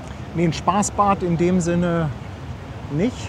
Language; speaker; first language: German; native; German